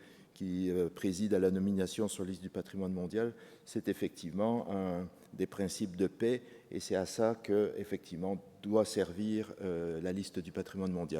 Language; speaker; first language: French; native; French